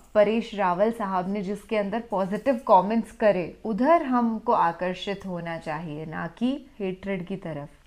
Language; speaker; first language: Hindi; native; Hindi